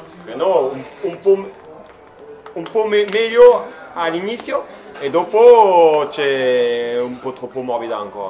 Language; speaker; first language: Italian; non-native, learner; French